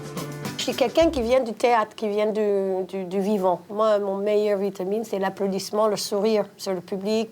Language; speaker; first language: French; non-native, fluent; English